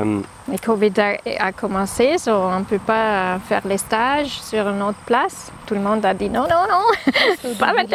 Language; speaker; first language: French; non-native, learner; German